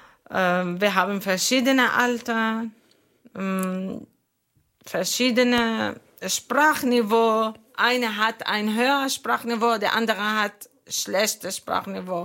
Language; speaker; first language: German; non-native, fluent; Arabic